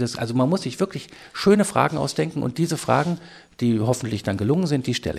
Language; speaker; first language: German; native; German